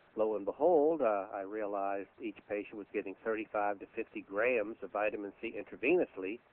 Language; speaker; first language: English; native; English